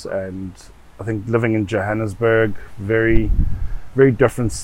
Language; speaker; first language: English; native; English